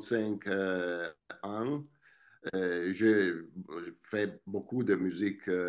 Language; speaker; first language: French; non-native, fluent; Italian